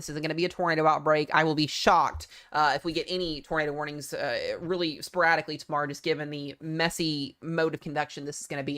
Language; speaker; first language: English; native; English